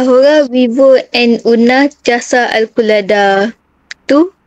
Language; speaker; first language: Spanish; non-native, learner; Malay